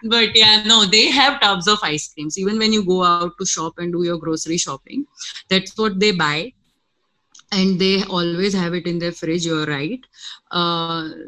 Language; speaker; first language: English; non-native, local second language; Gujarati